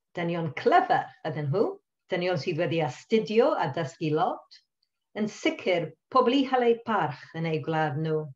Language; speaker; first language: Welsh; non-native, local second language; English